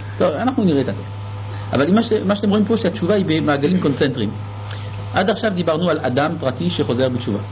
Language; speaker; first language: Hebrew; non-native, fluent; French